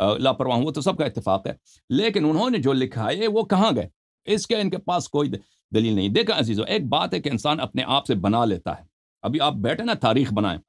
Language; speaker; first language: Urdu; non-native, fluent; Persian